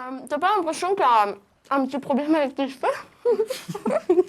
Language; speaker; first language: French; native; French